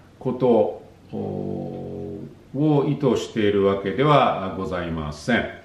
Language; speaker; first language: Japanese; native; Japanese